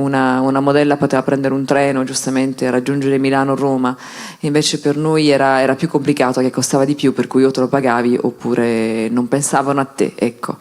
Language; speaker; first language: Italian; native; Italian